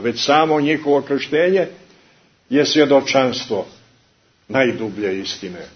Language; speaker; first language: Croatian; native; Croatian